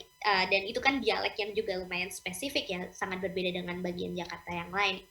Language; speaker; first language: Indonesian; non-native, local second language; English